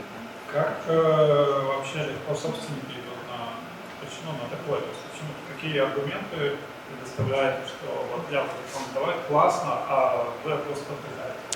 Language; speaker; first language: Russian; native; Russian